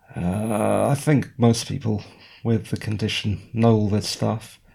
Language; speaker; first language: English; native; English